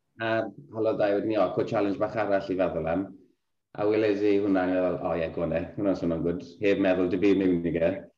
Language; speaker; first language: Welsh; native; Welsh